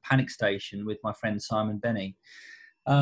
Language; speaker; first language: English; native; English